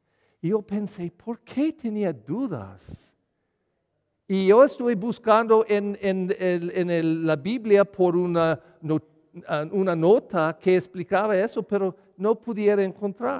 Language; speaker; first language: Spanish; non-native, learner; English